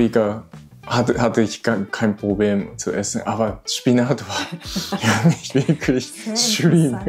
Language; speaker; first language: German; non-native, learner; Japanese